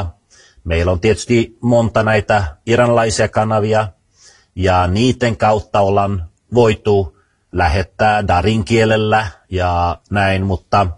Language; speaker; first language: Finnish; early bilingual, heritage; Finnish